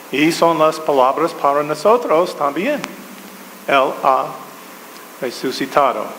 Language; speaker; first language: Spanish; non-native, fluent; English